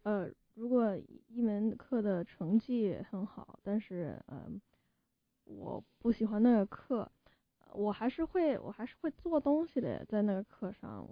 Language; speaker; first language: Chinese; early bilingual, heritage; Chinese